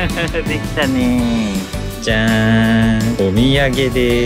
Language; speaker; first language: Japanese; native; Japanese